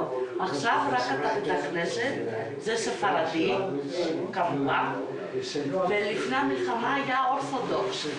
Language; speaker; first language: Hebrew; non-native, fluent; Greek